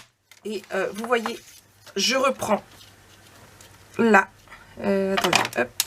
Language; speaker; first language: French; native; French